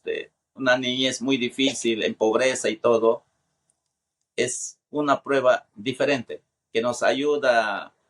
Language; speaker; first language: Spanish; non-native, local second language; Shipibo-Conibo